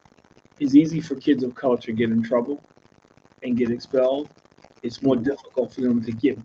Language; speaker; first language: English; native; English